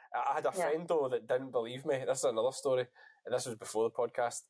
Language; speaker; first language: English; native; English